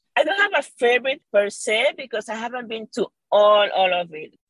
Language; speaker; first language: English; non-native, fluent; Spanish